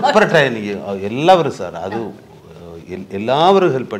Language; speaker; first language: Tamil; non-native, learner; Malayalam